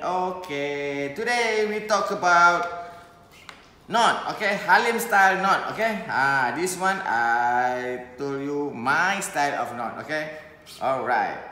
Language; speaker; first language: English; non-native, local second language; Malay